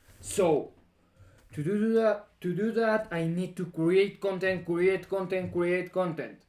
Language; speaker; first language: English; non-native, fluent; Spanish